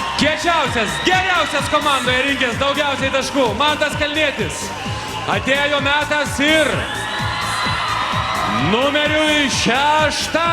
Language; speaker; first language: Lithuanian; native; Lithuanian